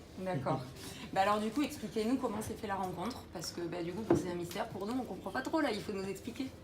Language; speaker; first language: French; native; French